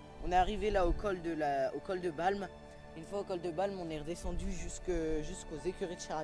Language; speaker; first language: French; native; French